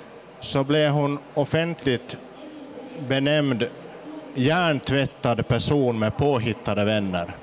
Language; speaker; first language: Swedish; native; Swedish